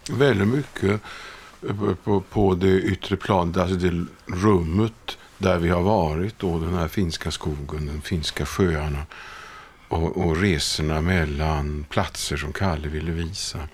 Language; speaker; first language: Swedish; native; Swedish